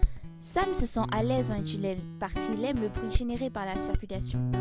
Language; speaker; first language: French; native; French